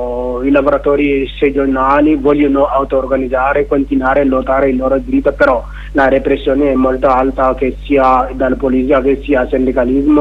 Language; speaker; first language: Italian; non-native, learner; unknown